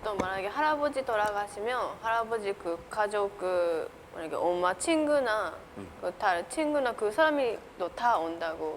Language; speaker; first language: Korean; non-native, learner; Japanese